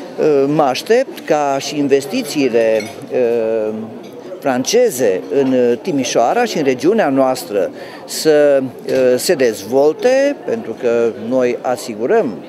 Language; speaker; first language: Romanian; native; Romanian